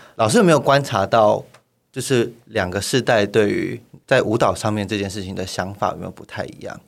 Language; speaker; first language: Chinese; native; Chinese